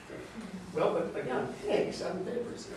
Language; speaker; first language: English; native; English